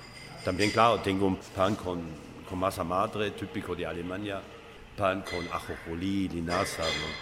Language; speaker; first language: Spanish; non-native, fluent; German